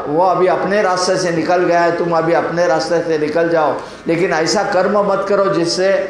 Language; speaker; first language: Hindi; non-native, local second language; Marathi